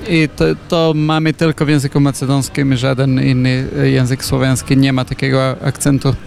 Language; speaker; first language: Polish; non-native, fluent; Macedonian